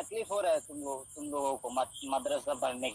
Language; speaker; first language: Hindi; non-native, local second language; Bangla